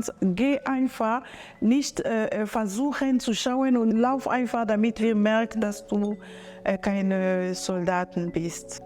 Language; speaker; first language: German; non-native, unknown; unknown